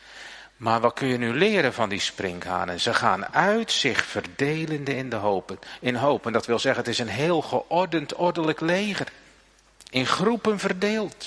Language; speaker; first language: Dutch; native; Dutch